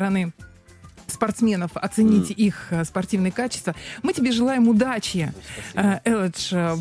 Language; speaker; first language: Russian; native; Russian